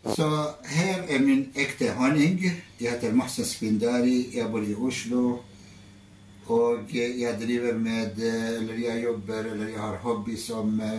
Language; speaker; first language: Norwegian; non-native, fluent; Arabic